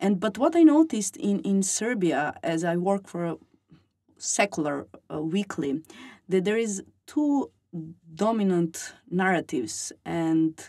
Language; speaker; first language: English; non-native, fluent; Serbian